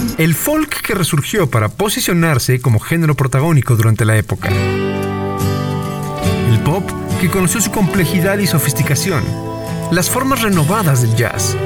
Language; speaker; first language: Spanish; native; Spanish